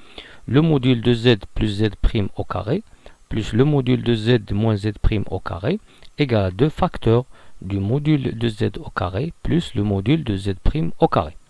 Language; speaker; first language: French; non-native, local second language; Arabic